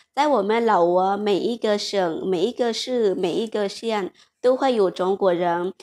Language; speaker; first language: Chinese; non-native, fluent; Lao